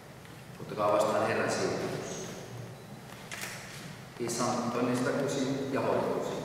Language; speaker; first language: Finnish; native; Finnish